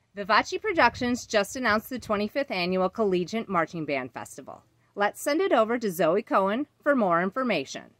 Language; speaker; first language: English; native; English